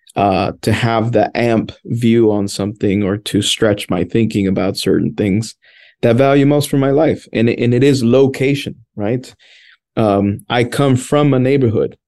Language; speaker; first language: English; early bilingual, other home language; Spanish